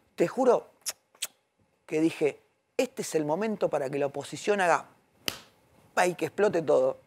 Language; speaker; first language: Spanish; native; Spanish